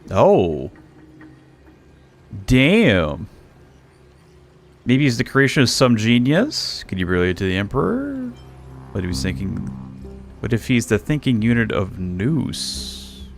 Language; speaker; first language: English; native; English